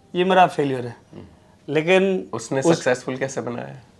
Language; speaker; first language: Hindi; non-native, local second language; Bangla